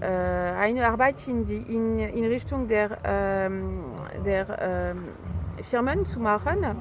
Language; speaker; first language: German; non-native, fluent; French